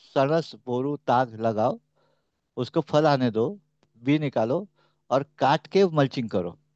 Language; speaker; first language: Hindi; non-native, local second language; Marathi